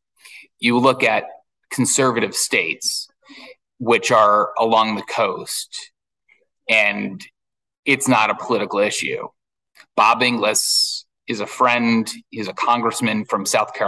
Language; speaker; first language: English; native; English